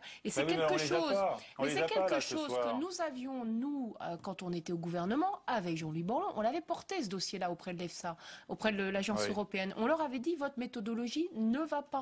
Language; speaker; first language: French; native; French